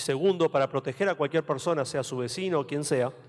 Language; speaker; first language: Spanish; native; Spanish